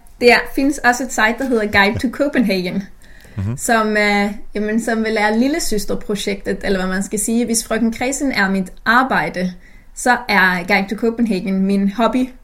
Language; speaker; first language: Danish; native; Danish